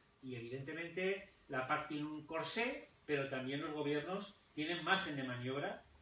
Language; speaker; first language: Spanish; native; Spanish